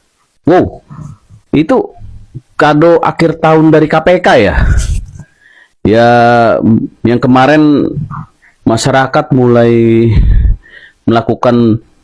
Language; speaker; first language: Indonesian; native; Indonesian